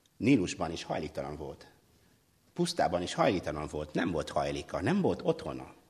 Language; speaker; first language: Hungarian; non-native, fluent; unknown